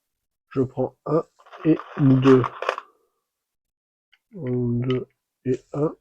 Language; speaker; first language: French; native; French